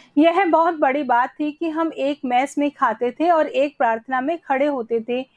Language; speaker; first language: Hindi; native; Hindi